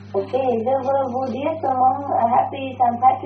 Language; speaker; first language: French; non-native, learner; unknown